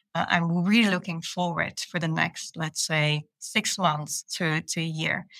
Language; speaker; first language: English; non-native, fluent; Dutch